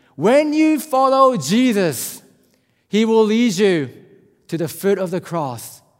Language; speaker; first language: English; non-native, fluent; Japanese